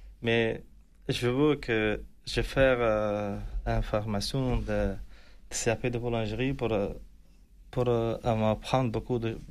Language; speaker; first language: French; non-native, learner; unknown